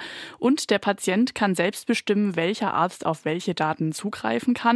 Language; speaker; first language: German; native; German